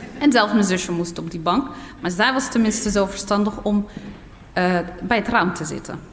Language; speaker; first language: Dutch; early bilingual, other home language; Riffian